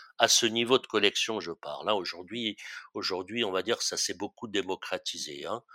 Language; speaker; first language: French; early bilingual, other home language; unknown